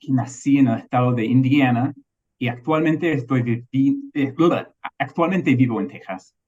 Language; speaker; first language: Spanish; non-native, fluent; English